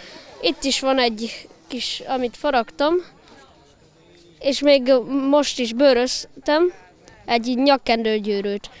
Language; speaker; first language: Hungarian; early bilingual, heritage; English